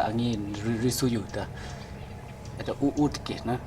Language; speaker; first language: Russian; non-native, learner; Burmese